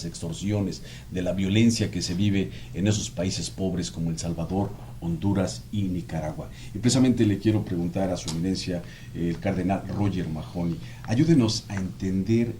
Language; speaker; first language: Spanish; native; Spanish